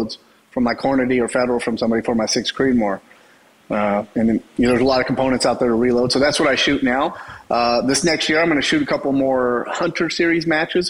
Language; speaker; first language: English; native; English